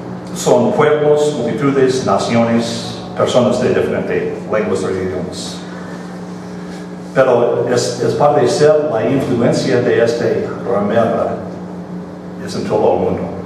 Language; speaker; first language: Spanish; non-native, fluent; English